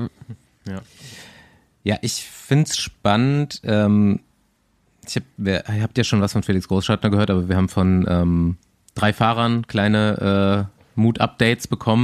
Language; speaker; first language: German; native; German